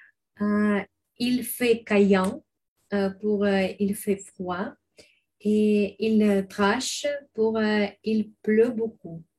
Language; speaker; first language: French; non-native, fluent; Russian